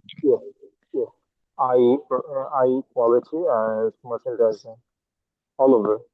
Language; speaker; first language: English; non-native, learner; Bangla